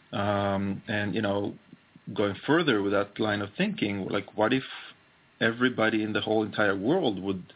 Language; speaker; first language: English; non-native, fluent; Hebrew